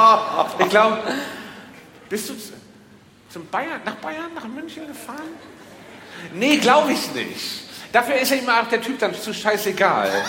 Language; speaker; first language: German; native; German